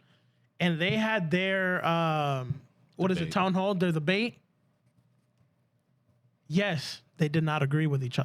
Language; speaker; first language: English; early bilingual, other home language; Spanish